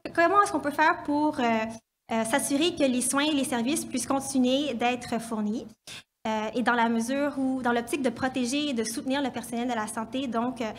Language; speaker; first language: French; native; French